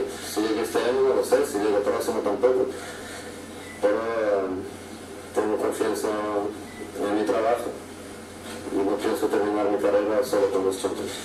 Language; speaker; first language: Spanish; non-native, fluent; Portuguese